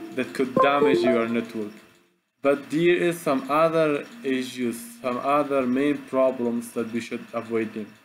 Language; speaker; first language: English; non-native, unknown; Persian